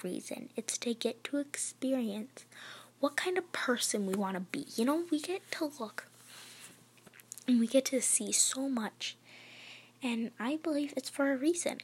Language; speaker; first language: English; native; English